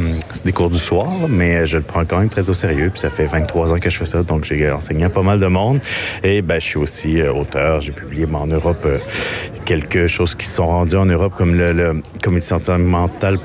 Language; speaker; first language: French; native; French